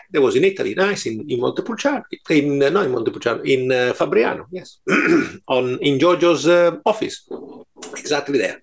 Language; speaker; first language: English; non-native, fluent; Italian